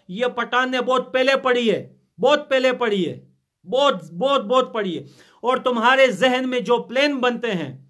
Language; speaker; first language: Urdu; non-native, fluent; Pashto